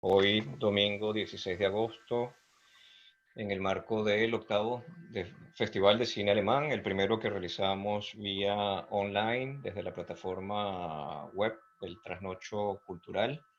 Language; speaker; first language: Spanish; native; Spanish